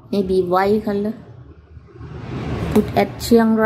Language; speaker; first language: English; non-native, learner; Thai